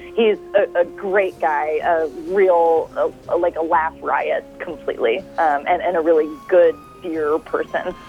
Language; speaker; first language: English; native; English